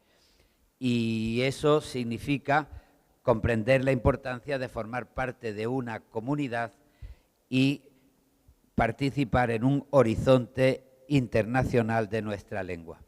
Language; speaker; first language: Spanish; native; Spanish